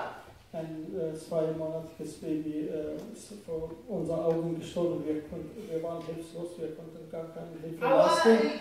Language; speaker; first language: German; non-native, fluent; Arabic